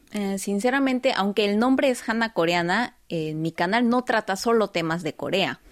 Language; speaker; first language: Spanish; early bilingual, heritage; Spanish